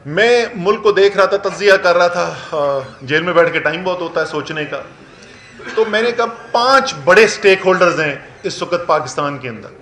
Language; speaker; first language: Urdu; native; Urdu